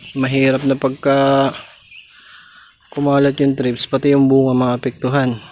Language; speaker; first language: Filipino; native; Filipino